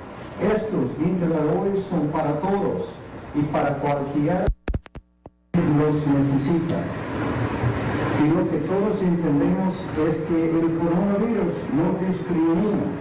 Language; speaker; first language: Spanish; non-native, fluent; English